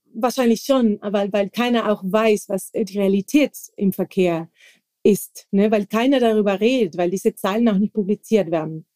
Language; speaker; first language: German; non-native, fluent; Spanish